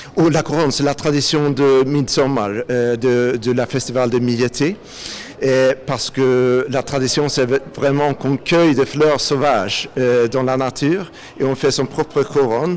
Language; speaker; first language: French; non-native, fluent; Swedish